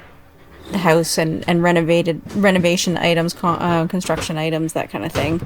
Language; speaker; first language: English; native; English